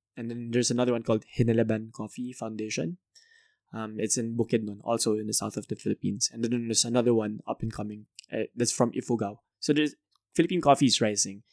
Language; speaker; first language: English; non-native, local second language; Filipino